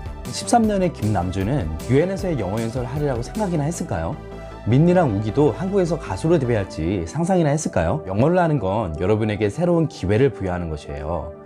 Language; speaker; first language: Korean; native; Korean